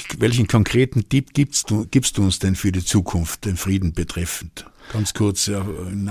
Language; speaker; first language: German; native; German